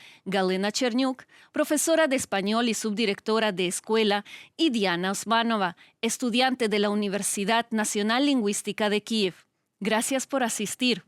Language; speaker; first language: Spanish; non-native, fluent; Ukrainian